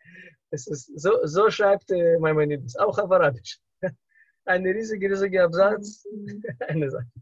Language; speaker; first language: German; non-native, learner; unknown